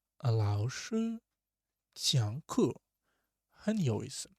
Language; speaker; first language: Chinese; non-native, learner; Russian